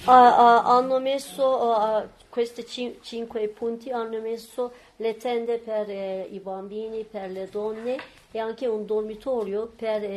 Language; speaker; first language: Italian; non-native, learner; Turkish